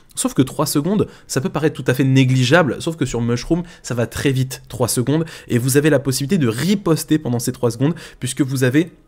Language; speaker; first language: French; native; French